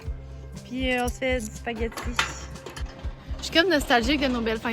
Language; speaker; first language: French; native; French